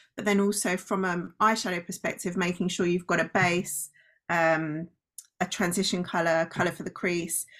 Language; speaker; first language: English; native; English